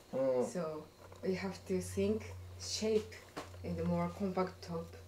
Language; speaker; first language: English; non-native, learner; Japanese